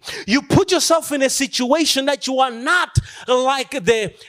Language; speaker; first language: English; non-native, local second language; Nyanja